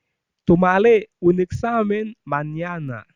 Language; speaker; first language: Spanish; non-native, fluent; Haitian Creole